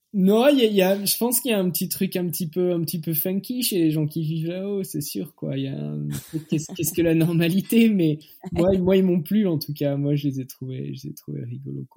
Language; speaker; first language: French; native; French